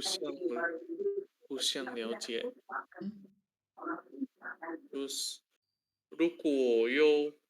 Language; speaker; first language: Chinese; non-native, learner; Indonesian